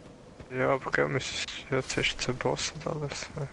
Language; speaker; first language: German; native; German